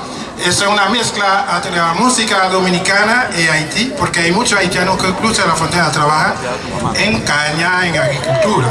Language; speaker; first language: Spanish; non-native, learner; French